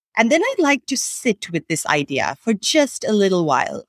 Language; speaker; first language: English; non-native, local second language; Sinhala